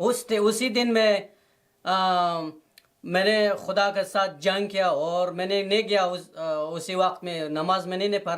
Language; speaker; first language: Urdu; non-native, learner; Persian